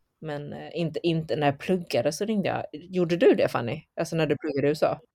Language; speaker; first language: Swedish; early bilingual, other home language; Chinese